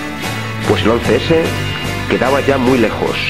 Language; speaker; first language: Spanish; native; Spanish